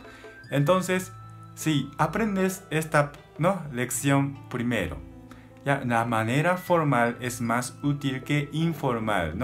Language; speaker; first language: Spanish; non-native, learner; Japanese